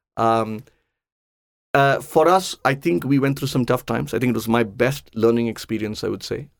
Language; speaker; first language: English; non-native, local second language; Tamil